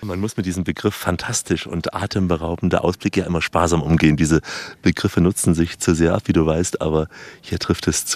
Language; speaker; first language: German; native; German